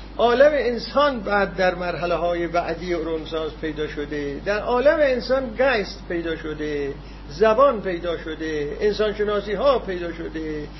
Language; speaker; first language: Persian; non-native, local second language; Azerbaijani